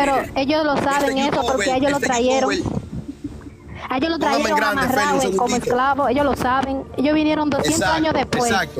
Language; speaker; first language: Spanish; native; Spanish